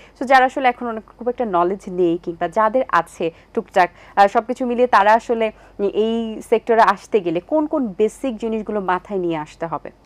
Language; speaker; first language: Bangla; native; Bangla